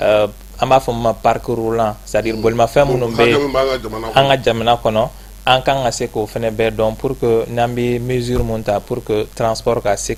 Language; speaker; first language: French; non-native, local second language; Bambara